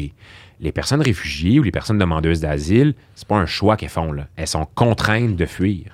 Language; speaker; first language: French; early bilingual, other home language; Arabic